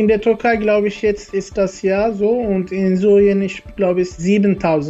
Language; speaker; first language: German; non-native, learner; Arabic